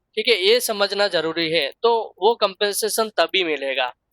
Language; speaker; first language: Hindi; non-native, local second language; Gujarati